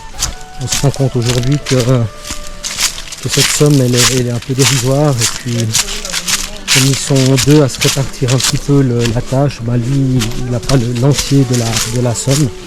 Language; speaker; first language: French; native; French